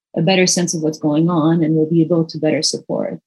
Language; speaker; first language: English; non-native, fluent; Arabic